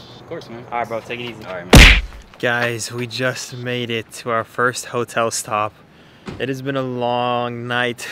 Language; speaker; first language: English; native; English